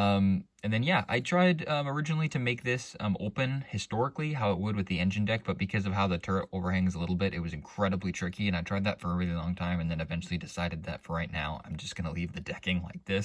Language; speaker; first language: English; native; English